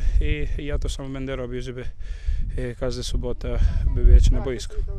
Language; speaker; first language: Polish; non-native, fluent; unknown